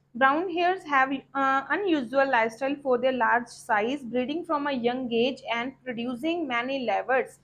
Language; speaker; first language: English; non-native, local second language; Punjabi